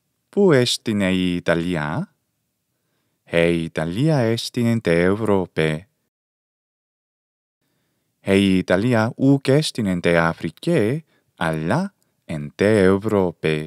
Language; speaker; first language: Greek; non-native, fluent; English